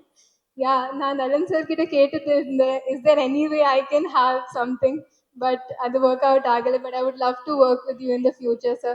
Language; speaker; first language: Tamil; non-native, learner; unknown